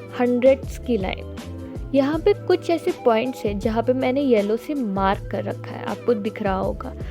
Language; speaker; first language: Hindi; native; Hindi